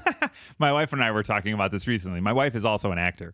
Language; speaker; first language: English; native; English